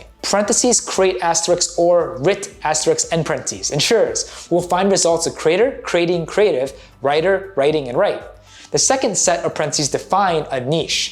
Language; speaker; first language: English; native; English